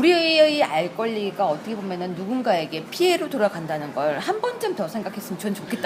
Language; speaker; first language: Korean; native; Korean